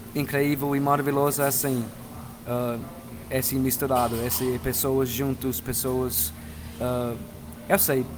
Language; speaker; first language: Portuguese; non-native, fluent; English